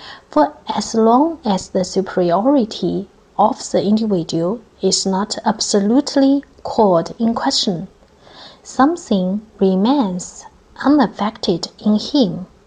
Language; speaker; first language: English; non-native, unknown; Chinese